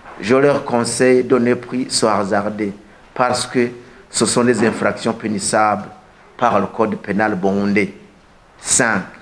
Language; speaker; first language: French; non-native, local second language; Rundi